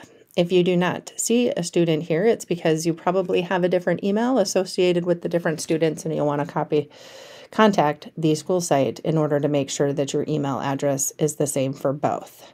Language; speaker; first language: English; native; English